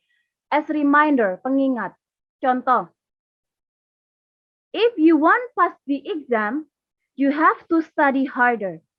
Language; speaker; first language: English; non-native, learner; Indonesian